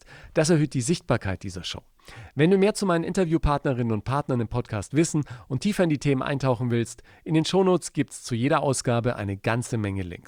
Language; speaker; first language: German; native; German